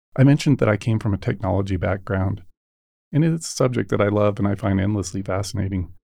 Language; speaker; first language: English; native; English